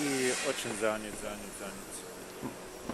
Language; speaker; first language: Russian; non-native, learner; English